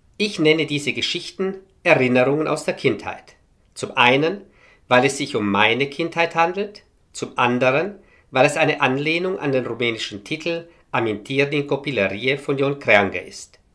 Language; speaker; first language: German; early bilingual, heritage; Romanian